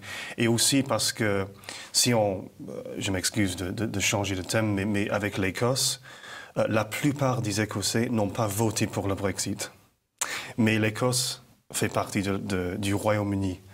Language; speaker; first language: French; non-native, fluent; English